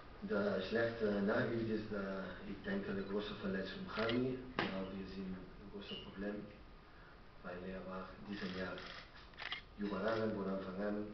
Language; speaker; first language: German; non-native, learner; Catalan